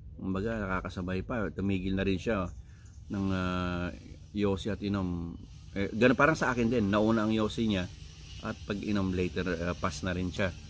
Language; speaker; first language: Filipino; non-native, local second language; Iloko